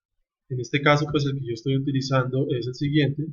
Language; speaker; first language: Spanish; native; Spanish